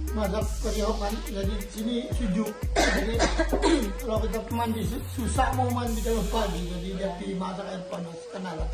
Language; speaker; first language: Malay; non-native, local second language; Filipino